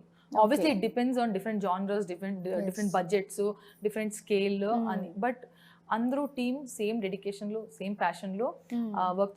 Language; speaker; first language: Telugu; non-native, local second language; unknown